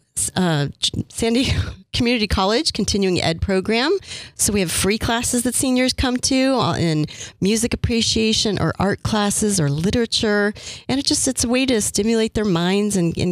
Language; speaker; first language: English; native; English